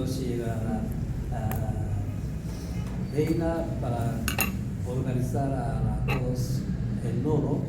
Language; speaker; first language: Spanish; non-native, learner; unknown